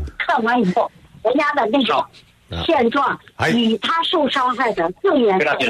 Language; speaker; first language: Chinese; native; Chinese